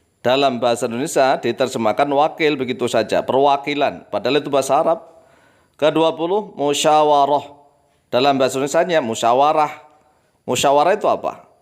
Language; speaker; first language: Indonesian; native; Indonesian